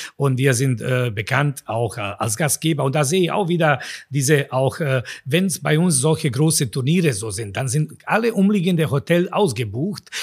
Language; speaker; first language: German; non-native, fluent; Serbian